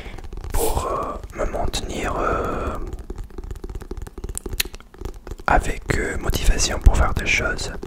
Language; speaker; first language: French; non-native, learner; English